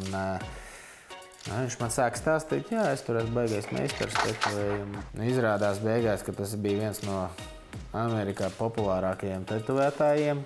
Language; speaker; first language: Latvian; native; Latvian